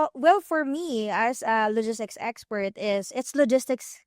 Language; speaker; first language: English; non-native, local second language; Filipino